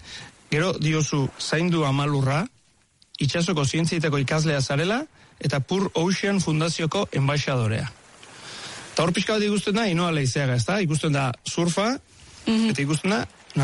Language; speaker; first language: Basque; native; Basque